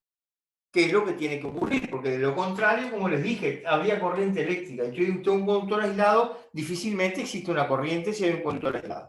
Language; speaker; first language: Spanish; native; Spanish